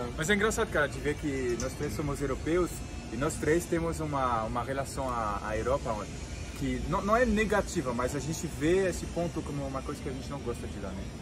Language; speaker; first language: Portuguese; non-native, fluent; French